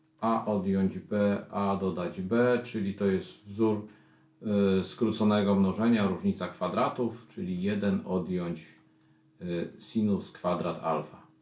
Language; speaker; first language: Polish; native; Polish